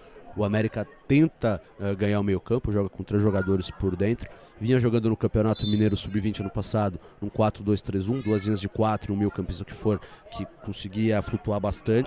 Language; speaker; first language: Portuguese; native; Portuguese